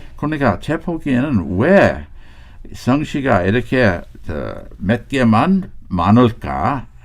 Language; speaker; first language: Korean; non-native, fluent; English